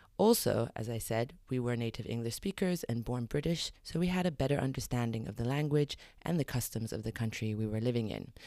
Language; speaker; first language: English; early bilingual, other home language; Arabic